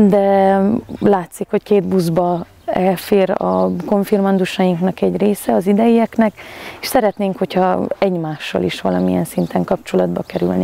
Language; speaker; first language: Hungarian; native; Hungarian